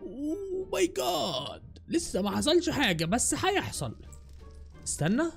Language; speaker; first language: Arabic; native; Arabic